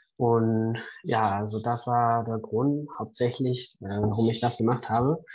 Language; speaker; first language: German; non-native, fluent; Spanish